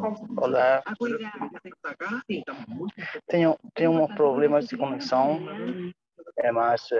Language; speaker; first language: Portuguese; non-native, learner; Spanish